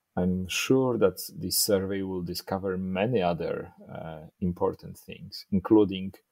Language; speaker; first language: English; non-native, fluent; Polish